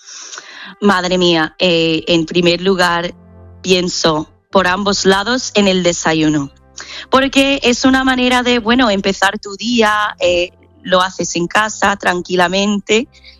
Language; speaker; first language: Spanish; non-native, fluent; English